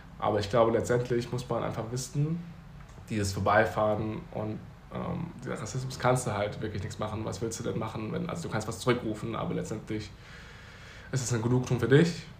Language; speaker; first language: German; early bilingual, other home language; Chinese